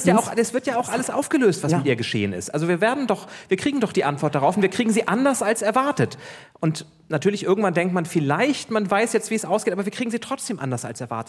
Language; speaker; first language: German; native; German